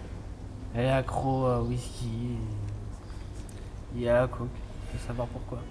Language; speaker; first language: French; native; French